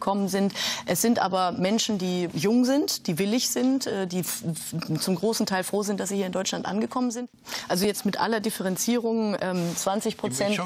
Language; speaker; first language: German; native; German